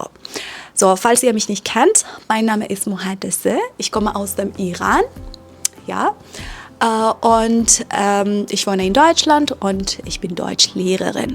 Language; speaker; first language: German; non-native, fluent; Persian